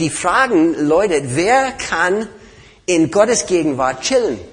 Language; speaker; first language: German; non-native, fluent; English